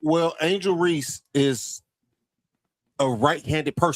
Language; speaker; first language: English; native; English